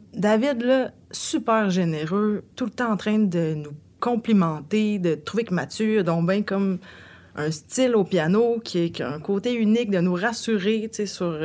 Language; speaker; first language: French; native; French